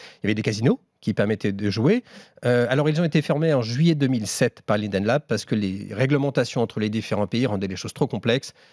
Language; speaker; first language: French; native; French